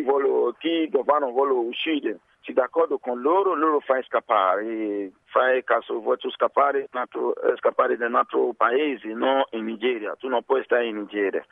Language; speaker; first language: Italian; non-native, learner; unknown